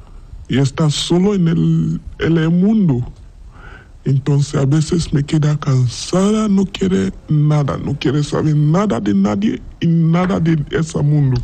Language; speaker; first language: Spanish; non-native, learner; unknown